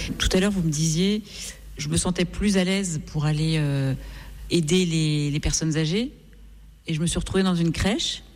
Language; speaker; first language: French; native; French